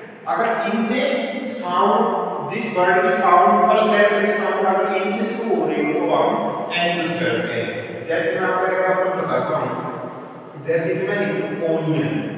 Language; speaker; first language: Hindi; native; Hindi